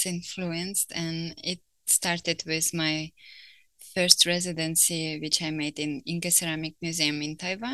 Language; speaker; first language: English; non-native, fluent; Ukrainian